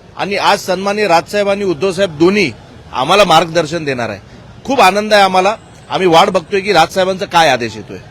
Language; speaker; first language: Marathi; non-native, local second language; Gujarati